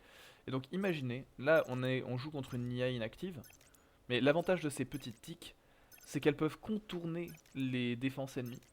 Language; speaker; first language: French; native; French